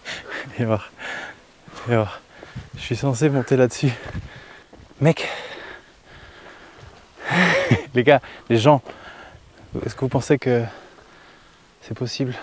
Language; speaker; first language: French; native; French